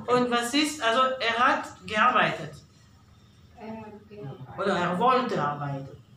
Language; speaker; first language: German; non-native, learner; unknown